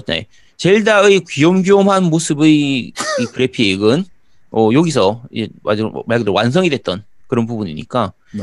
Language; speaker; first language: Korean; native; Korean